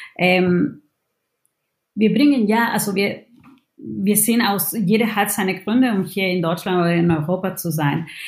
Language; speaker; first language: German; non-native, fluent; Spanish